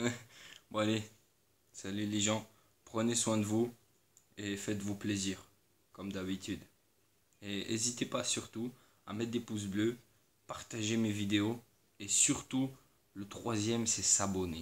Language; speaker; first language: French; native; French